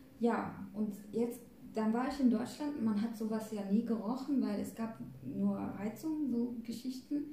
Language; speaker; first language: German; early bilingual, other home language; Turkish